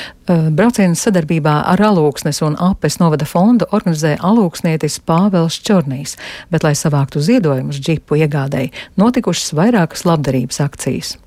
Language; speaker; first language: Latvian; native; Latvian